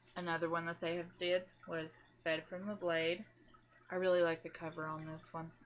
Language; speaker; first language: English; native; English